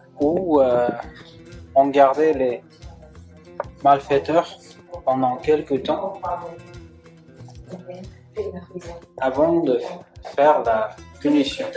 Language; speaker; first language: French; non-native, fluent; Uzbek